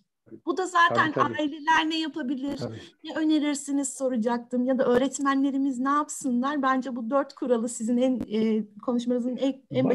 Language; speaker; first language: Turkish; native; Turkish